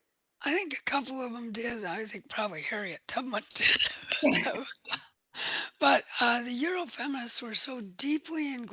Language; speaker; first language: English; native; English